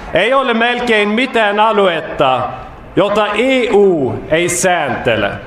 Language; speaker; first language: Finnish; non-native, fluent; Swedish